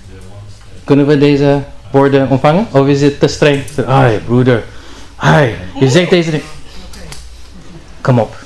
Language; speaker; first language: Dutch; non-native, learner; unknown